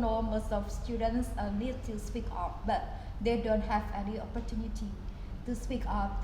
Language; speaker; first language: English; non-native, learner; Indonesian